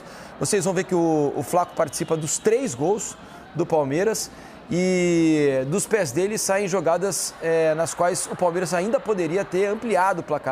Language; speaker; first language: Portuguese; native; Portuguese